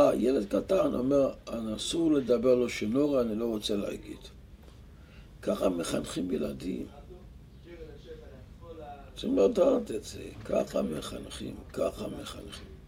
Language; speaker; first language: Hebrew; non-native, local second language; Yiddish